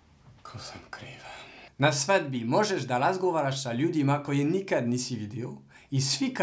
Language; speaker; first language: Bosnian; non-native, learner; French